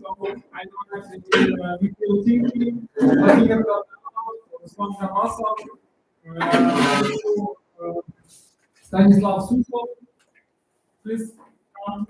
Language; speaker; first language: English; non-native, learner; Russian